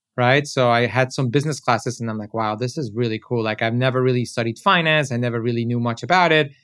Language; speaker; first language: English; early bilingual, other home language; Spanish